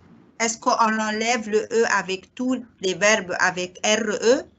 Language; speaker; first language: French; non-native, learner; Arabic